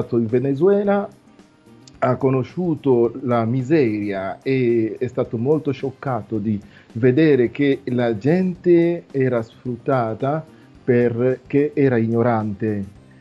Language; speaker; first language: Italian; non-native, fluent; Nande